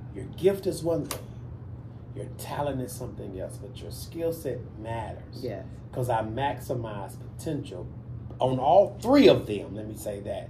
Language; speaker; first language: English; native; English